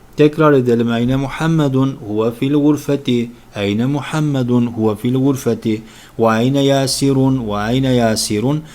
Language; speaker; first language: Arabic; non-native, fluent; Turkish